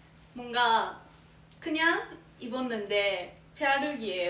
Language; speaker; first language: Korean; non-native, learner; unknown